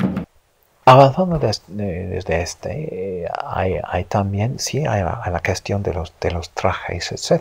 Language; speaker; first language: Spanish; non-native, fluent; English